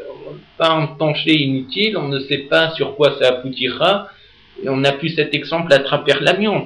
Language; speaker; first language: French; native; French